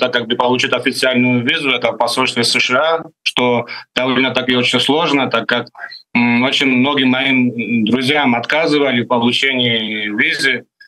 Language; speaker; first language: Russian; non-native, fluent; Georgian